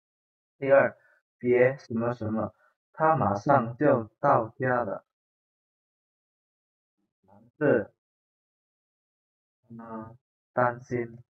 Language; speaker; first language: Chinese; non-native, fluent; Indonesian